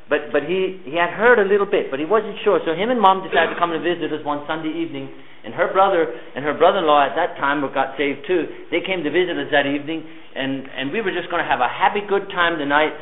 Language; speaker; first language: English; early bilingual, other home language; Pennsylvania German